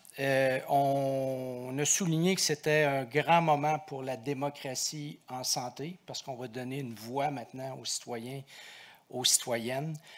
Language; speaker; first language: French; native; French